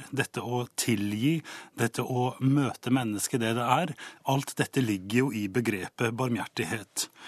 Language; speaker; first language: Norwegian; native; Norwegian